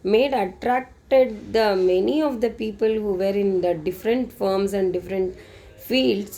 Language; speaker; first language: English; non-native, local second language; Kannada